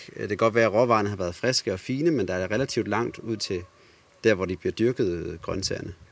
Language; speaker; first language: Danish; native; Danish